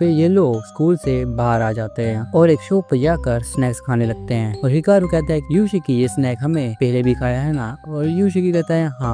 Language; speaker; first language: Hindi; native; Hindi